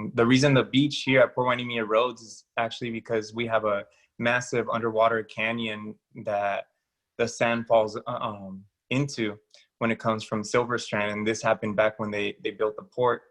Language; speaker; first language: English; early bilingual, other home language; Spanish